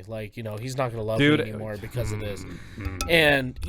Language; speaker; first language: English; native; English